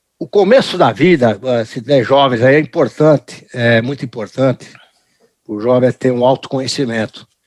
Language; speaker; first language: Portuguese; early bilingual, other home language; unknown